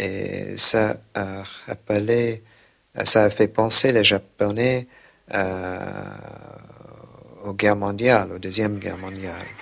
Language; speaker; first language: French; non-native, fluent; English